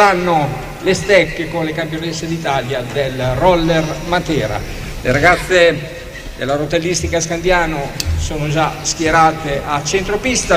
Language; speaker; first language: Italian; native; Italian